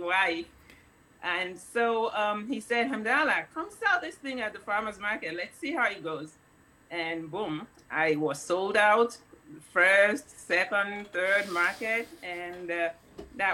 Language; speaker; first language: English; non-native, local second language; Yoruba